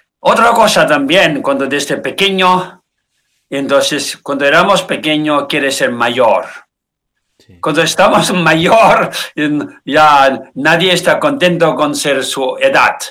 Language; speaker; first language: Spanish; non-native, learner; Tibetan